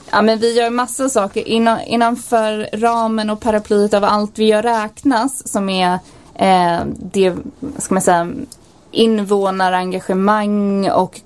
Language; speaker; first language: Swedish; native; Swedish